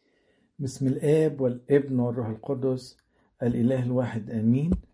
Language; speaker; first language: Arabic; native; Arabic